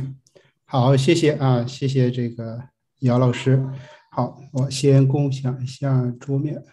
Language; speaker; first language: Chinese; native; Chinese